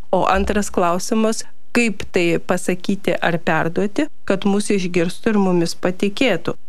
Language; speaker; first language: Lithuanian; early bilingual, heritage; Lithuanian